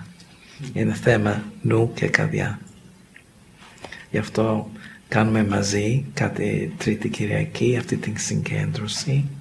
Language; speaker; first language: Greek; non-native, learner; English